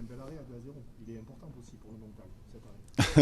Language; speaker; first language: French; native; French